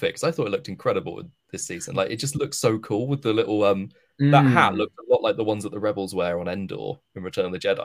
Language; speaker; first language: English; native; English